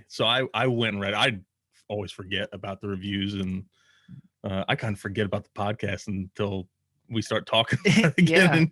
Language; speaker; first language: English; native; English